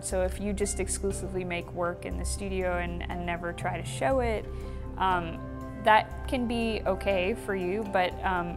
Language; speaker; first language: English; native; English